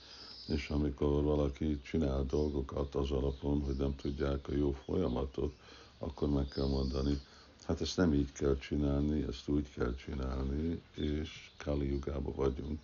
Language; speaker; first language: Hungarian; early bilingual, heritage; Hungarian